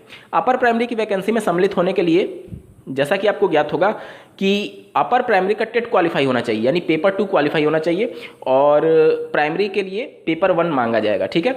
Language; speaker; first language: Hindi; native; Hindi